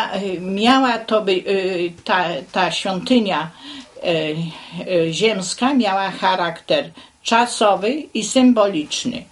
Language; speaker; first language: Polish; native; Polish